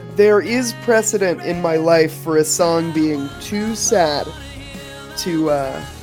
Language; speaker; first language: English; native; English